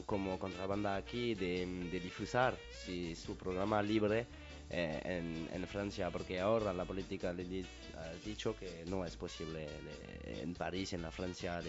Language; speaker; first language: Spanish; non-native, learner; French